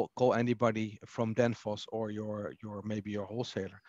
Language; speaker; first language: English; non-native, fluent; Dutch